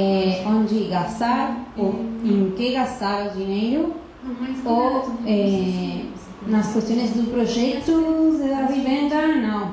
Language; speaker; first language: Portuguese; non-native, learner; Spanish